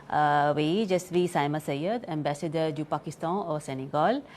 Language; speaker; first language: French; non-native, learner; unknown